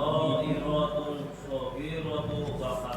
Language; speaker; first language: Arabic; non-native, learner; Indonesian